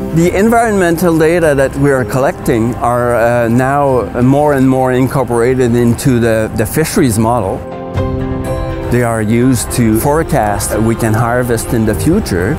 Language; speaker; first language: English; non-native, fluent; French